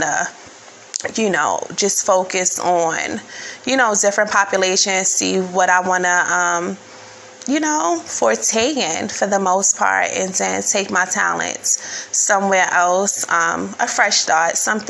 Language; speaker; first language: English; native; English